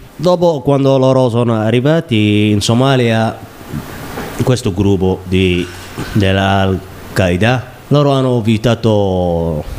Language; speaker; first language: Italian; non-native, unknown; Somali